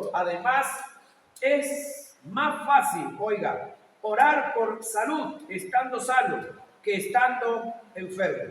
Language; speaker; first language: Spanish; native; Spanish